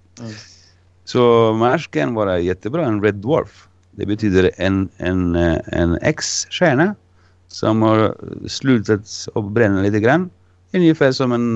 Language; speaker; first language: Swedish; non-native, fluent; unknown